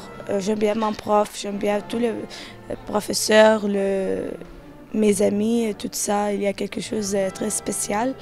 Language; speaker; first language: French; non-native, learner; Arabic